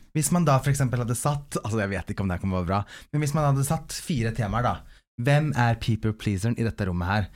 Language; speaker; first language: Norwegian; early bilingual, other home language; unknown